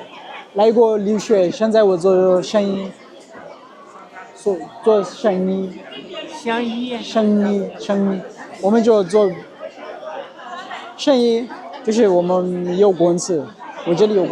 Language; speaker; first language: Chinese; non-native, learner; Amharic